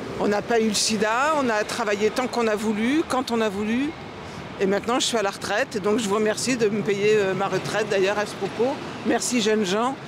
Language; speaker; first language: French; native; French